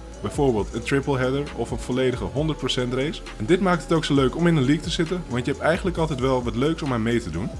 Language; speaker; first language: Dutch; native; Dutch